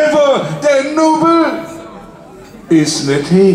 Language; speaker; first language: German; native; German